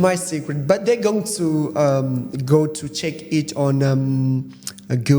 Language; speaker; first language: English; non-native, fluent; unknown